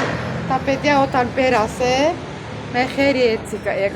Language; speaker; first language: Greek; non-native, fluent; Armenian